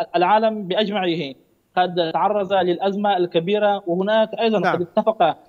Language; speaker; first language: Arabic; non-native, fluent; Urdu